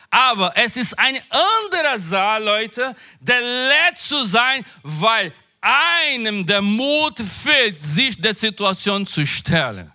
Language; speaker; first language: German; non-native, learner; Portuguese